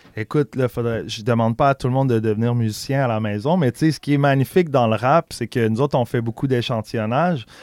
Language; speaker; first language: French; native; French